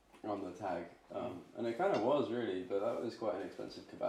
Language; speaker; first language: English; native; English